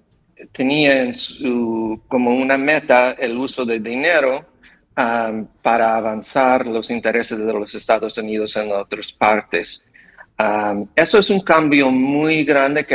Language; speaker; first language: Spanish; non-native, fluent; English